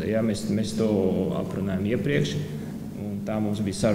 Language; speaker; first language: Latvian; non-native, local second language; Russian